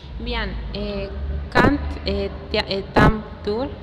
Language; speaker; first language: French; non-native, learner; Spanish